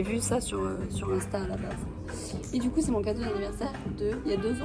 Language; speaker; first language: French; native; French